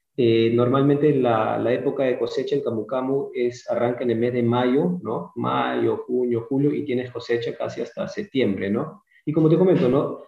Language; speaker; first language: Spanish; early bilingual, other home language; English